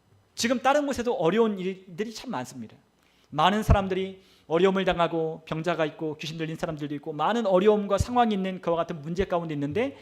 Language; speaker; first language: Korean; native; Korean